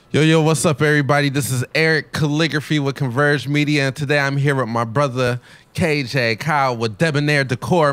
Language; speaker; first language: English; native; English